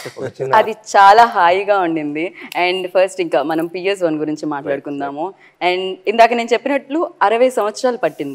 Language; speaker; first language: Telugu; native; Telugu